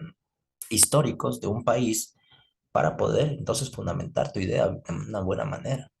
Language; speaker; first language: Spanish; native; Spanish